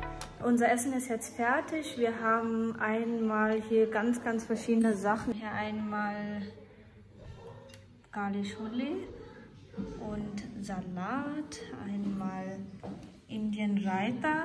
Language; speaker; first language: German; early bilingual, other home language; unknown